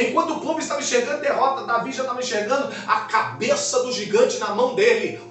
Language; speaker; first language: Portuguese; native; Portuguese